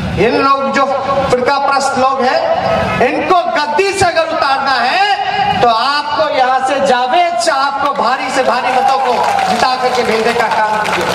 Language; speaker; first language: Hindi; native; Hindi